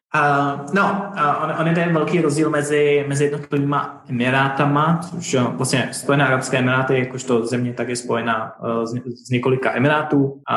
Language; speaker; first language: Czech; native; Czech